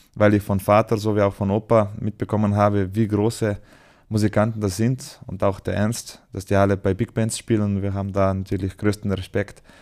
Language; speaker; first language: German; non-native, fluent; Slovenian